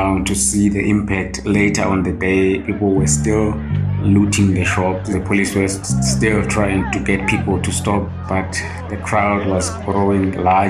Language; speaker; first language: English; non-native, local second language; Zulu